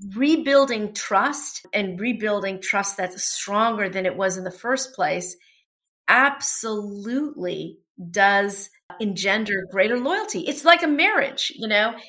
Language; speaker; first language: English; non-native, fluent; Portuguese